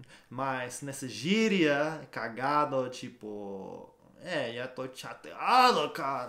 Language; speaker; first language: Portuguese; non-native, fluent; English